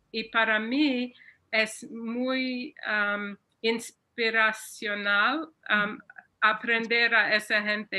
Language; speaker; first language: Spanish; non-native, fluent; English